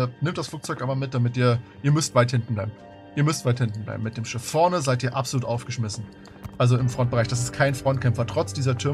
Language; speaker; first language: German; native; German